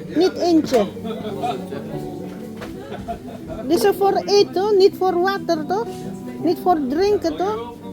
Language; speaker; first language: Dutch; non-native, learner; Indonesian